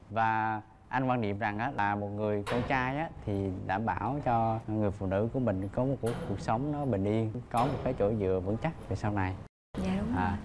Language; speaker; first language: Vietnamese; native; Vietnamese